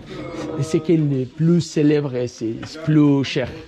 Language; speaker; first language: French; non-native, learner; Kurdish